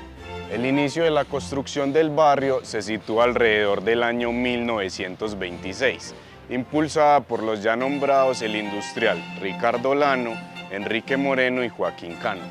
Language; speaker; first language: Spanish; native; Spanish